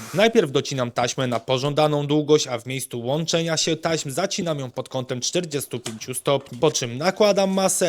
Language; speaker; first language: Polish; native; Polish